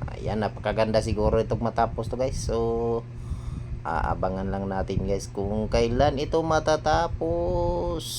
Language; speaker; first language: Filipino; non-native, local second language; Cebuano